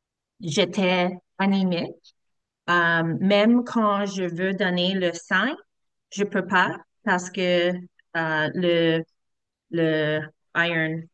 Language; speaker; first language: French; non-native, learner; English